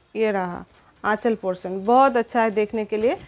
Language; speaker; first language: Hindi; non-native, local second language; Bangla